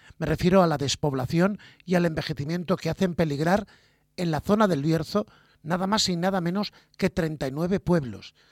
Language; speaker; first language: Spanish; native; Spanish